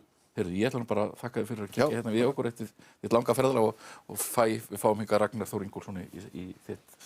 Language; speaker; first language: Icelandic; native; Icelandic